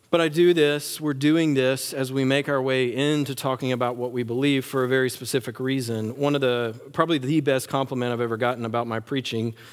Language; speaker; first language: English; native; English